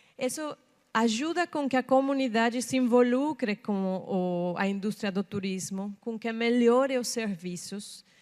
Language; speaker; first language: Portuguese; non-native, fluent; Spanish